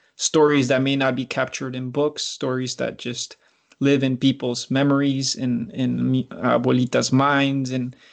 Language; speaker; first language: English; early bilingual, other home language; Spanish